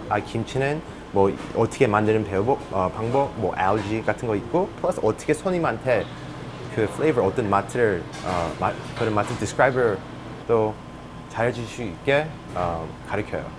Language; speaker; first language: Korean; early bilingual, heritage; English